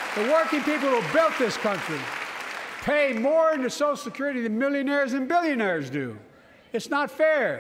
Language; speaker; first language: English; native; English